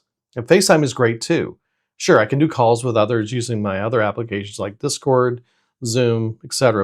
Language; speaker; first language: English; native; English